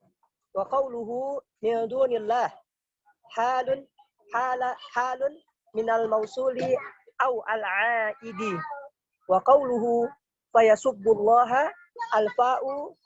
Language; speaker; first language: Arabic; non-native, learner; Indonesian